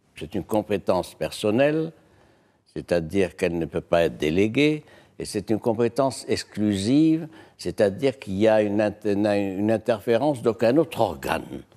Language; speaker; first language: French; non-native, local second language; Arabic